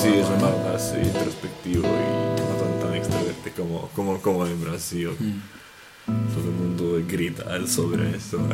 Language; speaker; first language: Spanish; non-native, fluent; Slovak